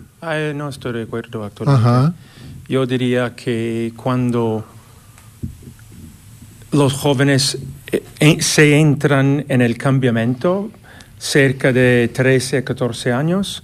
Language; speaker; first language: Spanish; non-native, fluent; English